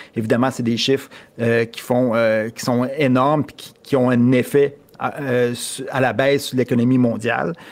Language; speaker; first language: French; native; French